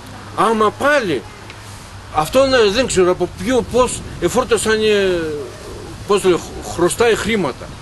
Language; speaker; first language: Greek; non-native, learner; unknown